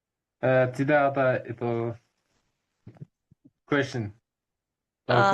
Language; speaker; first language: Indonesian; non-native, learner; Kyrgyz